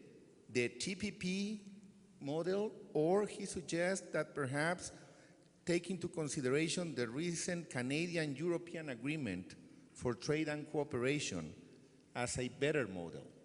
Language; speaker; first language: English; non-native, fluent; Spanish